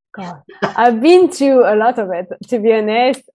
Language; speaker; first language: English; non-native, fluent; French